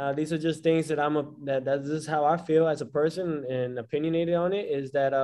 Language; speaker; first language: English; early bilingual, other home language; Spanish